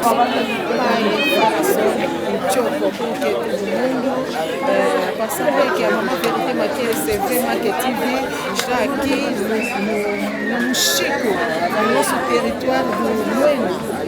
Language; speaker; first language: Portuguese; non-native, learner; Lingala